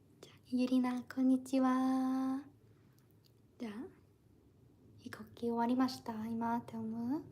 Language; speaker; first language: Japanese; non-native, learner; English